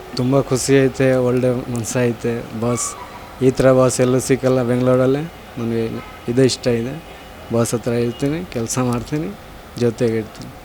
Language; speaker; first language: Kannada; non-native, learner; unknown